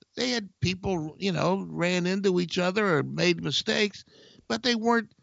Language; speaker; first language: English; native; English